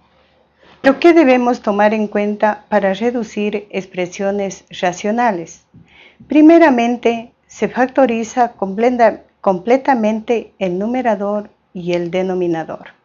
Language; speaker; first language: Spanish; native; Spanish